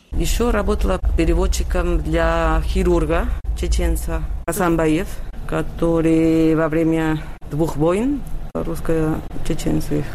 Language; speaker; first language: Russian; non-native, fluent; Catalan